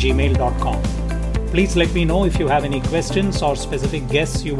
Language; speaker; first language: English; non-native, local second language; Malayalam